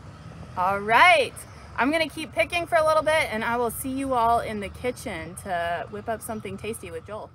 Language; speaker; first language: English; native; English